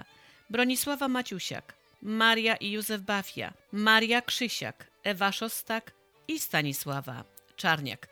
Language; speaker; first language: Polish; native; Polish